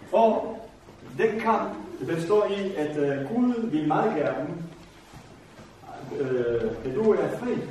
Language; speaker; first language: Danish; non-native, fluent; Vietnamese